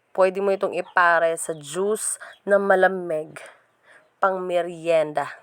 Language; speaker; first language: Filipino; non-native, local second language; Cebuano